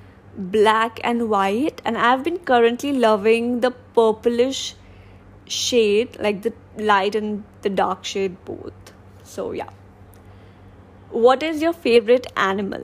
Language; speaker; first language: English; non-native, local second language; Hindi